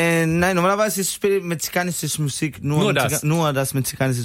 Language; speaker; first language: German; non-native, learner; Spanish